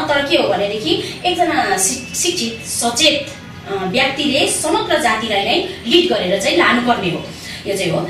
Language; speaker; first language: Nepali; native; Nepali